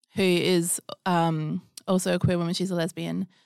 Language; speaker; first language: English; native; English